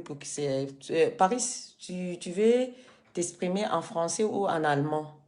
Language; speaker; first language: French; non-native, fluent; Lingala